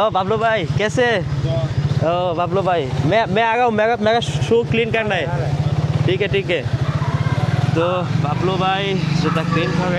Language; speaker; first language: Hindi; non-native, learner; Bangla